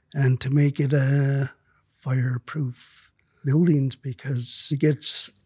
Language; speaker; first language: English; native; English